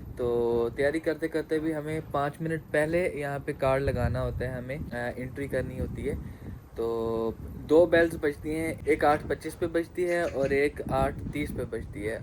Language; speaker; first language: Urdu; non-native, local second language; Punjabi